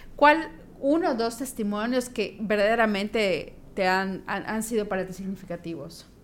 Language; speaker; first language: Spanish; native; Spanish